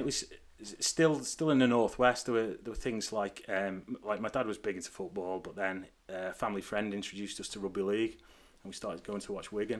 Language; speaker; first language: English; native; English